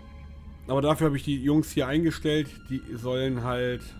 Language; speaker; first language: German; native; German